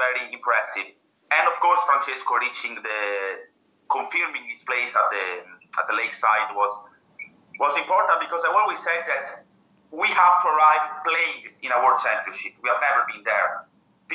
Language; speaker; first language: English; non-native, fluent; Italian